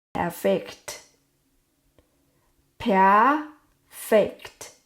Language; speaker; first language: German; non-native, fluent; Thai